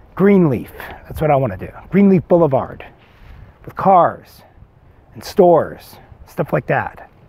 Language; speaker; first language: English; native; English